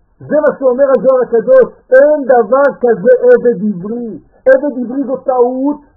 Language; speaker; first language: Hebrew; non-native, fluent; French